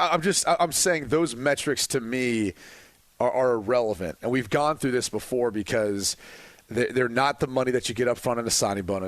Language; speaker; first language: English; native; English